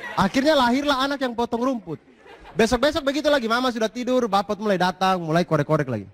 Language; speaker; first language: Indonesian; native; Indonesian